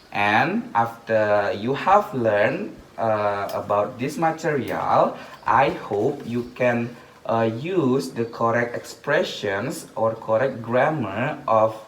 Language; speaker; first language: English; non-native, learner; Indonesian